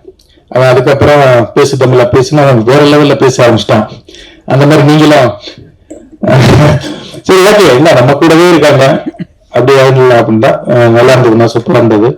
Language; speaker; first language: Tamil; native; Tamil